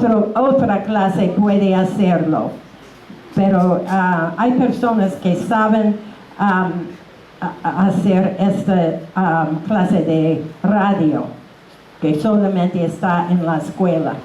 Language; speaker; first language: Spanish; non-native, fluent; English